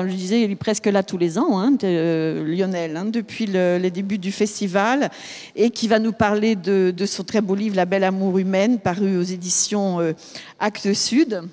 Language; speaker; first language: French; native; French